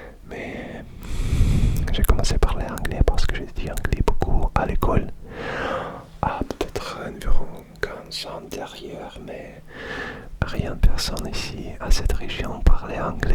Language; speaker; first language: French; non-native, learner; Russian